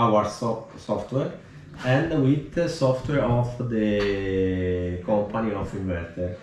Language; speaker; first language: English; non-native, learner; Italian